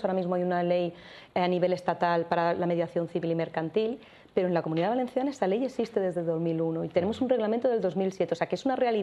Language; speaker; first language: Spanish; native; Spanish